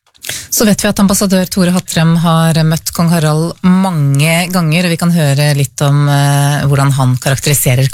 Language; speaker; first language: Norwegian; native; Norwegian